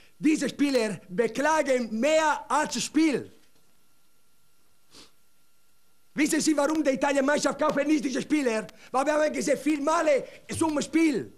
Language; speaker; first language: German; non-native, learner; Italian